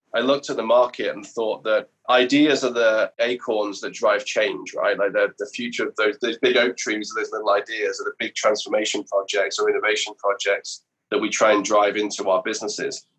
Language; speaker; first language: English; native; English